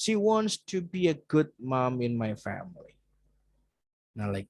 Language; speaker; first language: English; non-native, fluent; Indonesian